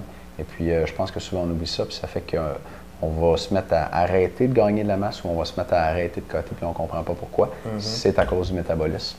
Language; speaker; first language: French; native; French